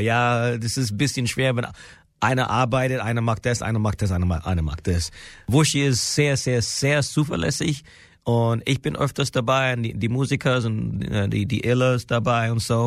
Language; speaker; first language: German; non-native, fluent; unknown